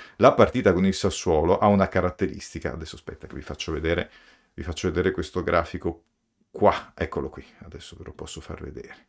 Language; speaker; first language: Italian; native; Italian